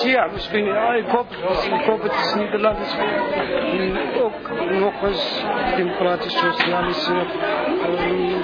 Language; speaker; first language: Dutch; non-native, learner; Kurdish